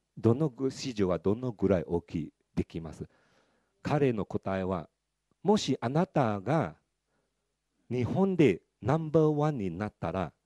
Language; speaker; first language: Japanese; non-native, fluent; Chinese